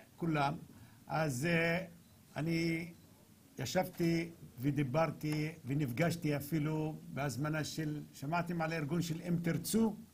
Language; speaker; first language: Hebrew; non-native, local second language; Arabic